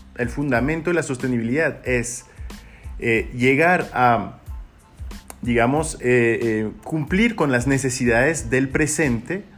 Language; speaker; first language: Spanish; non-native, fluent; French